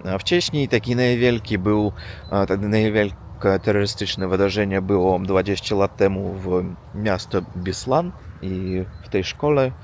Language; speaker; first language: Polish; non-native, learner; Russian